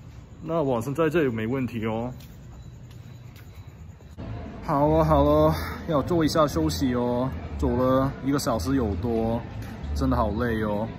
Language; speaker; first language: Chinese; non-native, learner; English